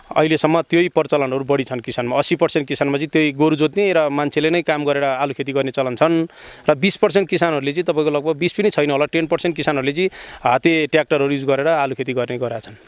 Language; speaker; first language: Nepali; non-native, local second language; Sherpa